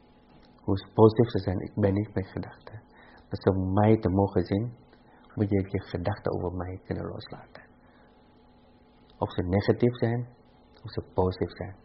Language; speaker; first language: Dutch; non-native, fluent; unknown